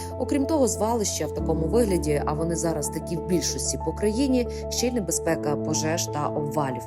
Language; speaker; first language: Ukrainian; native; Ukrainian